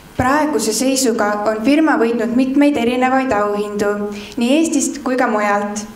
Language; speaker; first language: Estonian; native; Estonian